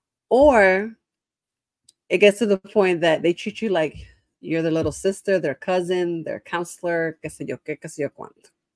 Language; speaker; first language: English; early bilingual, other home language; Spanish